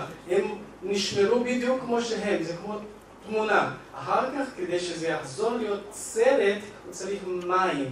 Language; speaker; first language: Hebrew; non-native, fluent; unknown